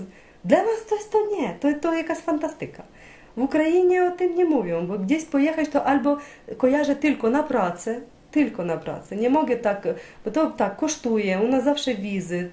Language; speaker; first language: Polish; non-native, learner; Ukrainian